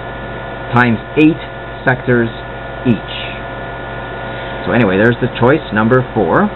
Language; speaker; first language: English; native; English